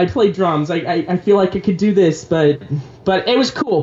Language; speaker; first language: English; native; English